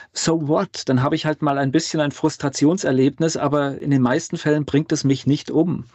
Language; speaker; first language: German; native; German